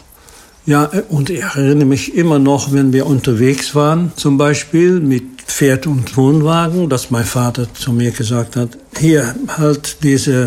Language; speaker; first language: German; non-native, fluent; Dutch